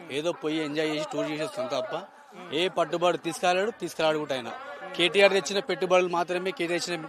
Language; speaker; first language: Telugu; native; Telugu